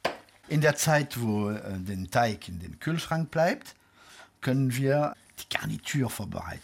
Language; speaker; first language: German; non-native, fluent; French